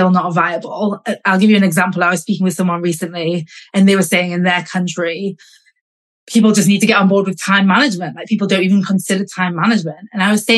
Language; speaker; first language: English; native; English